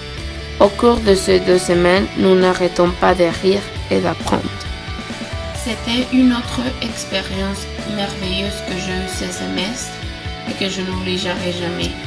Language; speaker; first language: French; non-native, learner; Spanish